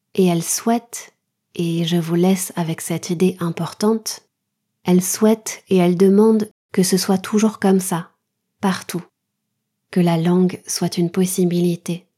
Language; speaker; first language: French; native; French